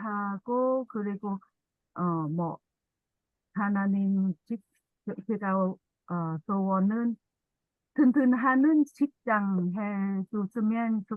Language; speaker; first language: Korean; non-native, learner; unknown